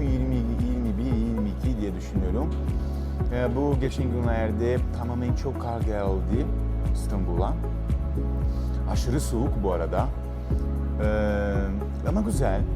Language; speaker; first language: Turkish; non-native, learner; Portuguese